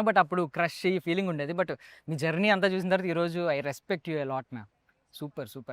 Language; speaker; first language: Telugu; native; Telugu